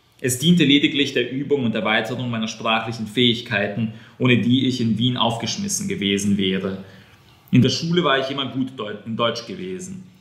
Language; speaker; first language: German; non-native, fluent; Serbian